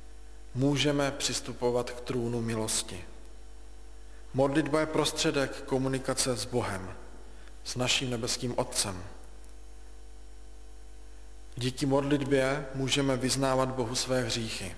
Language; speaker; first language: Czech; native; Czech